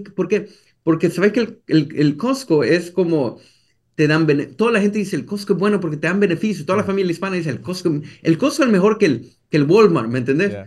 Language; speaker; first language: Spanish; native; Spanish